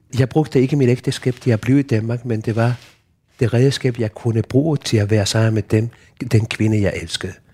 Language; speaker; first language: Danish; non-native, fluent; Spanish